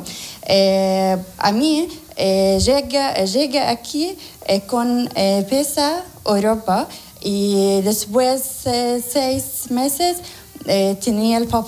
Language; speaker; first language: Spanish; non-native, learner; Arabic